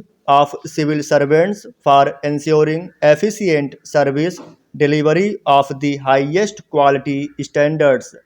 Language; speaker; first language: English; non-native, local second language; Hindi